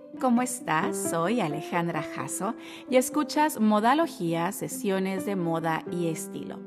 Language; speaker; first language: Spanish; native; Spanish